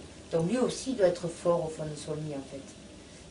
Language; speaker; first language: French; native; French